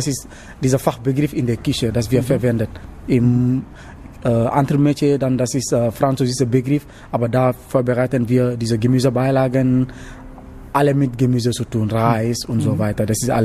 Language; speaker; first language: German; non-native, learner; Wolof